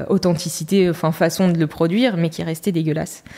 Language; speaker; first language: French; native; French